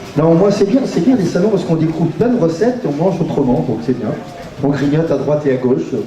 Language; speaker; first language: French; native; French